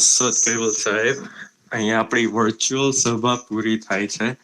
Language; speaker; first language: Gujarati; early bilingual, heritage; Gujarati